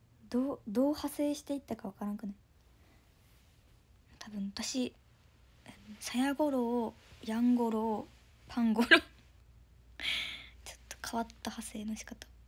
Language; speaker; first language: Japanese; native; Japanese